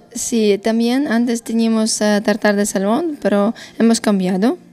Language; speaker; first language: Spanish; non-native, learner; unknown